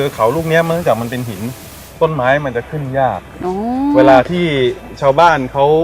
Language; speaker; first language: Thai; native; Thai